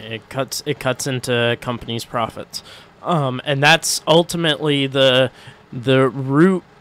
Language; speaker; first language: English; native; English